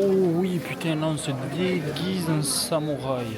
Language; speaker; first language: French; native; French